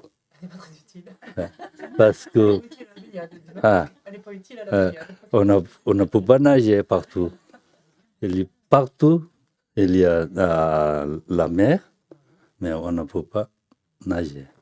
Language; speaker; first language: French; non-native, fluent; Tibetan